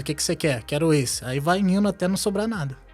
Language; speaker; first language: Portuguese; native; Portuguese